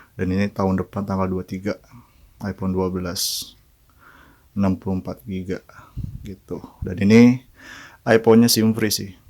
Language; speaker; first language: Indonesian; native; Indonesian